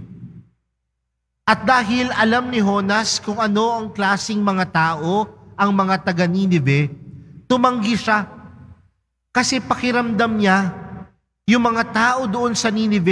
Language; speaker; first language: Filipino; native; Filipino